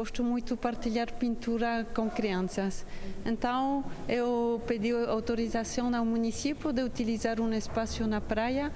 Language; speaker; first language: Portuguese; non-native, learner; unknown